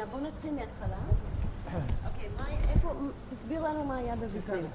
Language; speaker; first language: Hebrew; native; Hebrew